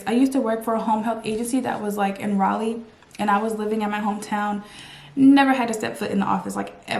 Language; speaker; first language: English; native; English